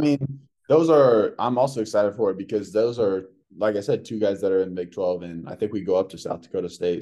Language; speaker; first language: English; native; English